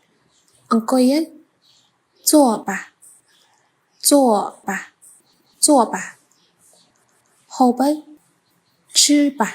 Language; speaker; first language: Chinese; non-native, fluent; Khmer